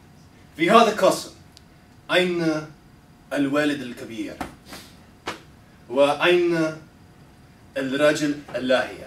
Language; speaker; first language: Arabic; non-native, learner; English